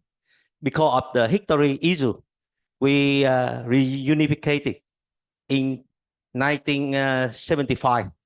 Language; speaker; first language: English; non-native, learner; Vietnamese